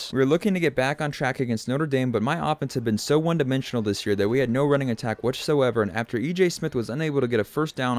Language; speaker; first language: English; native; English